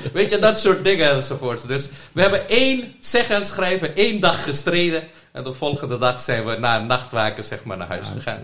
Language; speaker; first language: Dutch; non-native, local second language; Caribbean Hindustani